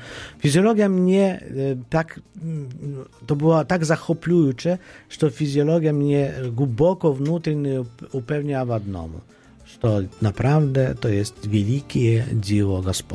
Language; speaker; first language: Polish; non-native, fluent; Ukrainian